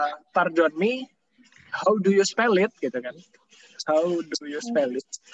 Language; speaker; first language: English; non-native, fluent; Indonesian